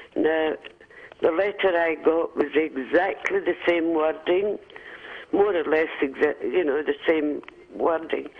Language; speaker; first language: English; non-native, fluent; Finnish